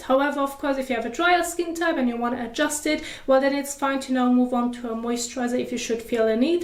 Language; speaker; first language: English; non-native, fluent; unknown